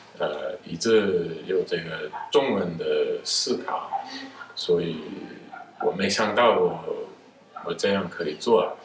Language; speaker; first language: Chinese; non-native, fluent; English